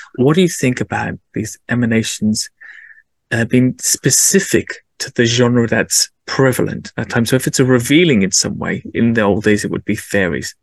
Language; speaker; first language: English; native; English